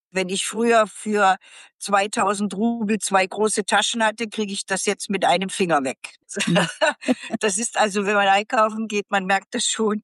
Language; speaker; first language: German; native; German